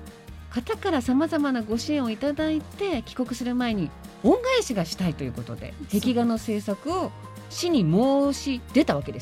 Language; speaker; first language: Japanese; native; Japanese